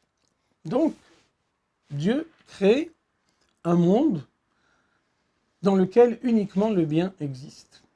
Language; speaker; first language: French; native; French